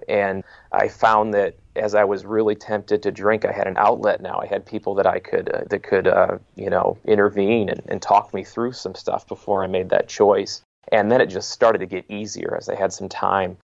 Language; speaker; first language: English; native; English